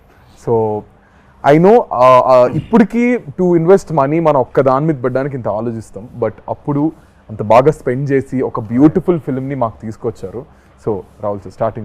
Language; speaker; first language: Telugu; native; Telugu